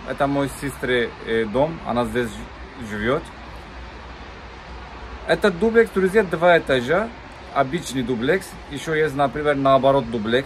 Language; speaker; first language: Russian; non-native, learner; Turkish